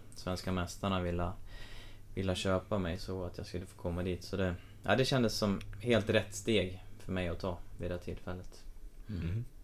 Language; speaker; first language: Swedish; native; Swedish